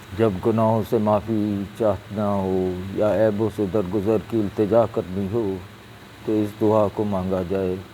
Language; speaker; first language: Urdu; native; Urdu